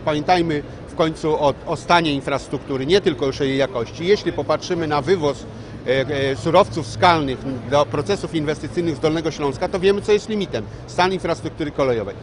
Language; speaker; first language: Polish; native; Polish